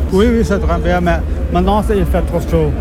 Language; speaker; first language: French; non-native, learner; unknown